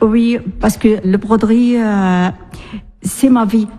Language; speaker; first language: French; non-native, learner; Arabic